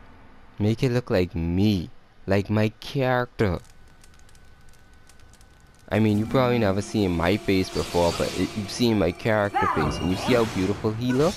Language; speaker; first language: English; native; English